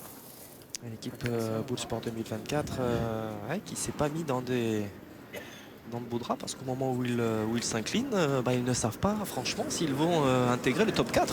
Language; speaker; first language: French; native; French